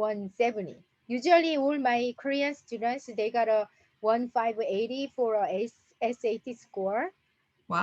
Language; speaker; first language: English; non-native, learner; Korean